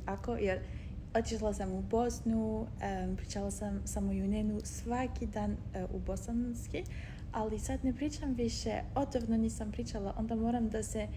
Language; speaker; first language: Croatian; early bilingual, heritage; Croatian